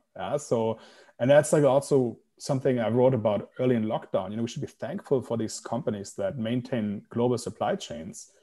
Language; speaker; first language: English; non-native, fluent; German